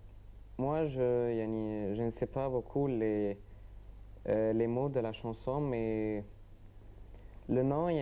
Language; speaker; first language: French; non-native, learner; Arabic